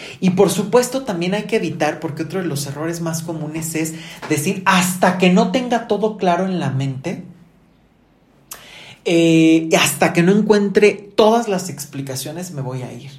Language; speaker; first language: Spanish; native; Spanish